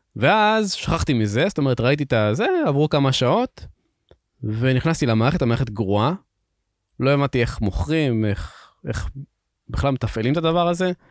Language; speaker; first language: Hebrew; native; Hebrew